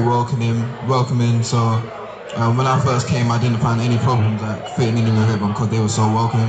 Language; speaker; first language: English; native; English